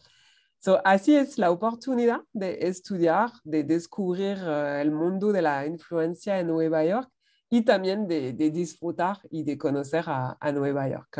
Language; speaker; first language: Spanish; non-native, fluent; French